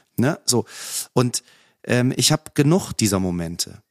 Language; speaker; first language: German; native; German